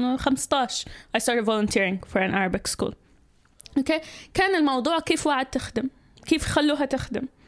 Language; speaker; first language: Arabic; early bilingual, heritage; Arabic